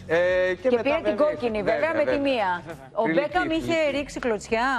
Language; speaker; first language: Greek; native; Greek